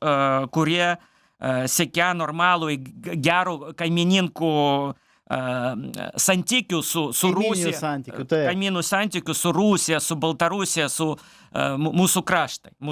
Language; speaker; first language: Lithuanian; non-native, learner; Belarusian